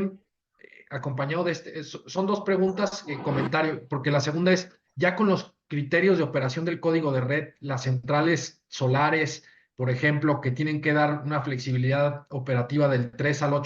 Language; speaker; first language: Spanish; native; Spanish